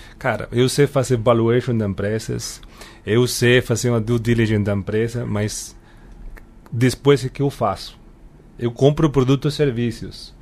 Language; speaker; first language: Portuguese; non-native, fluent; Spanish